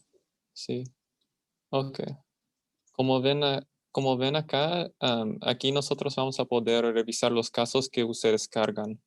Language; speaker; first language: Spanish; non-native, fluent; English